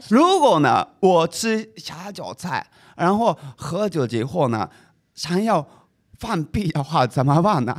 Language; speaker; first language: Chinese; non-native, fluent; Japanese